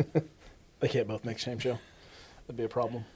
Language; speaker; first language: English; native; English